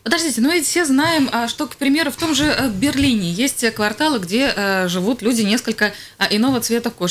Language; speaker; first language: Russian; native; Russian